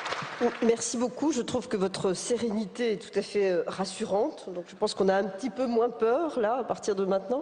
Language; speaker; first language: French; native; French